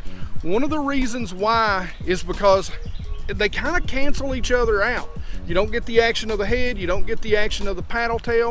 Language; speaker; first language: English; native; English